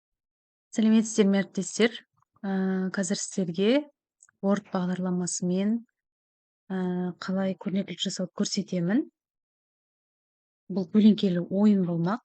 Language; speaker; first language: Kazakh; native; Kazakh